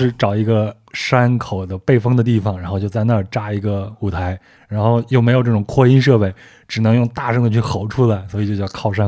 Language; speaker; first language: Chinese; native; Chinese